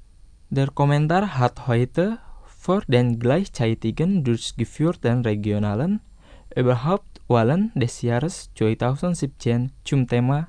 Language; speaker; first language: German; non-native, fluent; Indonesian